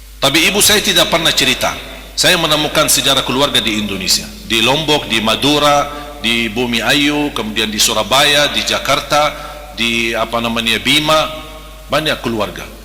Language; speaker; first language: Malay; non-native, fluent; Arabic